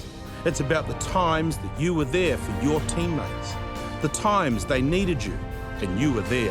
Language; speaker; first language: English; native; English